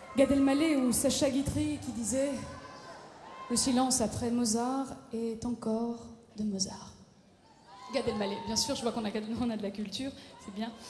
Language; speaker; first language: French; native; French